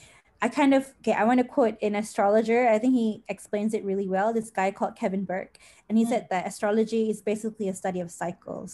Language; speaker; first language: English; non-native, local second language; Malay